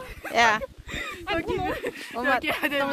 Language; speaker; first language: Korean; non-native, learner; Filipino